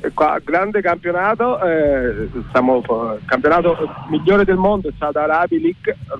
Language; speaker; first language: Italian; native; Italian